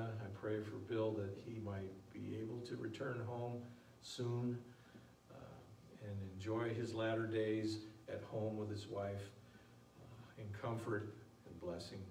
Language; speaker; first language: English; native; English